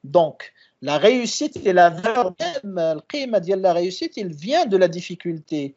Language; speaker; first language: French; non-native, local second language; Arabic